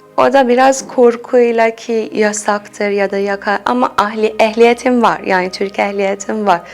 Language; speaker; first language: Turkish; non-native, fluent; Persian